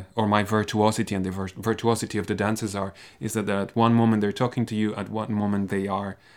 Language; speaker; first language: English; non-native, fluent; Spanish